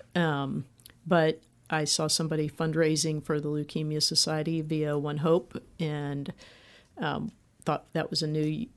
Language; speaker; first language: English; native; English